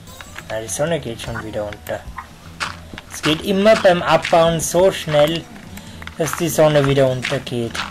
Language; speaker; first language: German; native; German